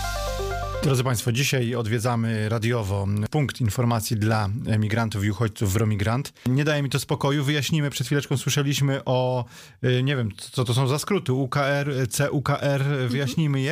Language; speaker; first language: Polish; native; Polish